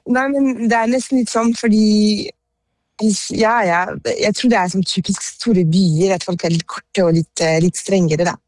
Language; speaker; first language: Norwegian; non-native, fluent; French